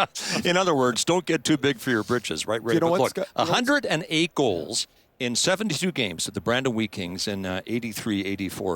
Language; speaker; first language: English; native; English